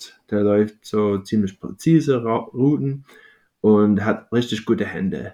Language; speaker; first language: German; non-native, fluent; English